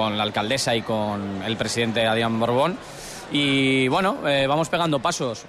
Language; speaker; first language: Spanish; native; Spanish